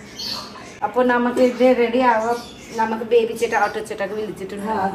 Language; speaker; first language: Malayalam; non-native, learner; Nepali